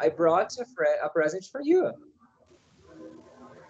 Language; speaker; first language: English; non-native, learner; Portuguese